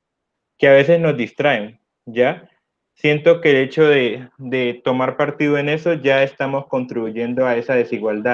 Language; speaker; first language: Spanish; native; Spanish